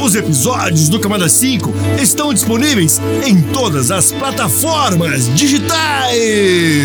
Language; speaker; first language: Portuguese; native; Portuguese